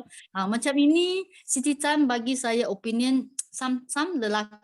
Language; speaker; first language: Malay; non-native, local second language; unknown